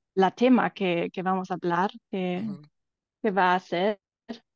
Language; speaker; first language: Spanish; non-native, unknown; Romanian